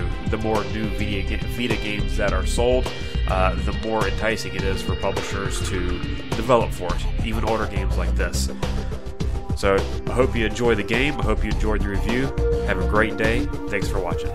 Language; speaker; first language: English; native; English